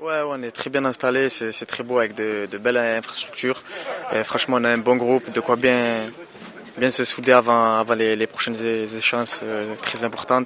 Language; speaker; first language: French; native; French